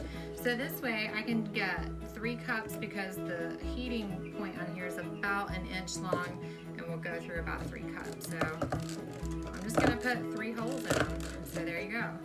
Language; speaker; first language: English; native; English